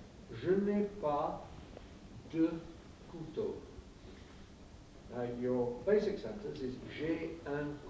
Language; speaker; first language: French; non-native, fluent; English